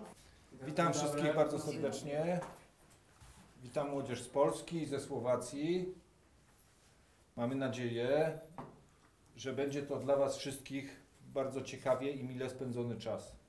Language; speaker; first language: Polish; native; Polish